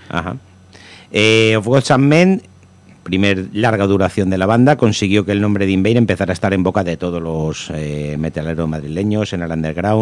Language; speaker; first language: Spanish; native; Spanish